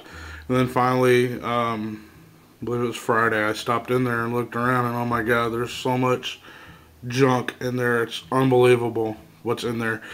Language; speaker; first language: English; native; English